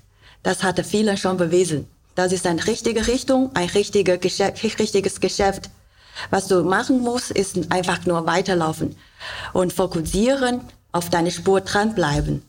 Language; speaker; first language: German; non-native, learner; Chinese